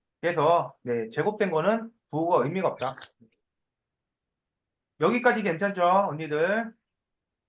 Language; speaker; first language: Korean; native; Korean